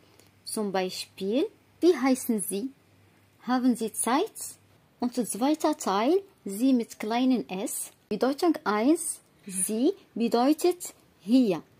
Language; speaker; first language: German; non-native, fluent; Arabic